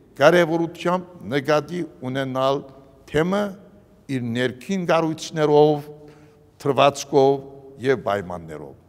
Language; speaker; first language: Armenian; early bilingual, heritage; Armenian